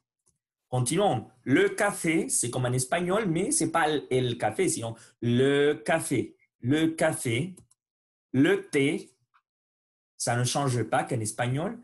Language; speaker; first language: French; non-native, learner; Spanish